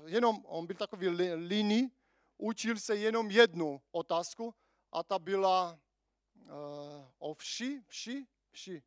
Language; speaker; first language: Czech; non-native, fluent; Armenian